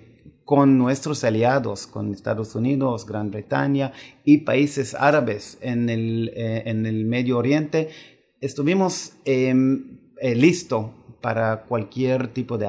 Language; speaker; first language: Spanish; non-native, fluent; Hebrew